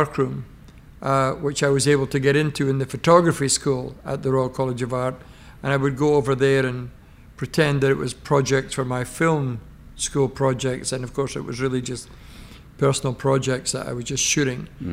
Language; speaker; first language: English; native; English